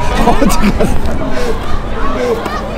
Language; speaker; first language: Korean; native; Korean